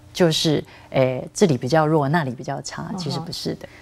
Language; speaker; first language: Chinese; native; Chinese